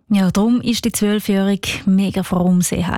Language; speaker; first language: German; native; German